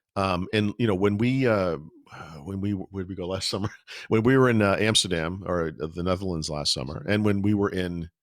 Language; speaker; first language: English; native; English